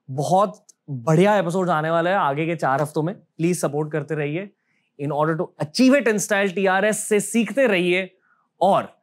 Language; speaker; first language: Hindi; native; Hindi